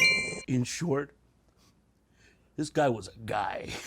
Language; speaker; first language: English; native; English